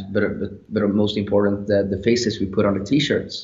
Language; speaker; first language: English; non-native, fluent; Swedish